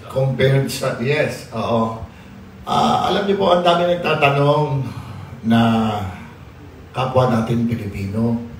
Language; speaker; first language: Filipino; native; Filipino